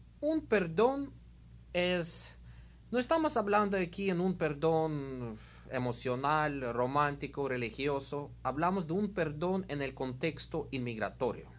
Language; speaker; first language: Spanish; non-native, fluent; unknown